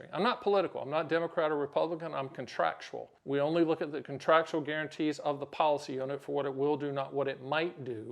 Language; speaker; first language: English; native; English